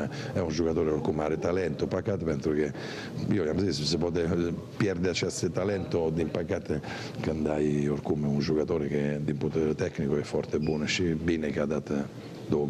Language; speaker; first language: Romanian; non-native, fluent; Italian